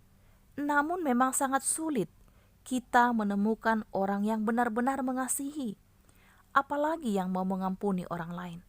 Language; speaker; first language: Malay; native; Malay